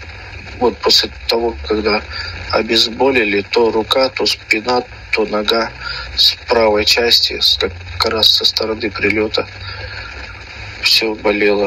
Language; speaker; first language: Russian; native; Russian